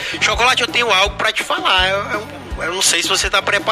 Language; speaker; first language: Portuguese; native; Portuguese